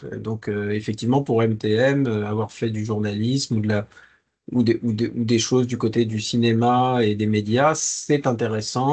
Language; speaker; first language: French; native; French